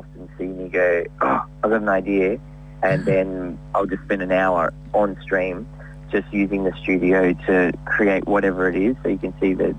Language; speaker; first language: English; native; English